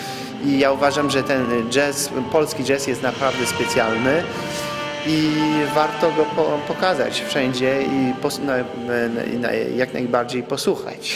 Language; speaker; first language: Polish; non-native, fluent; French